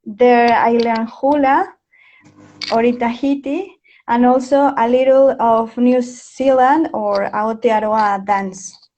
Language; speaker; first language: English; non-native, fluent; Spanish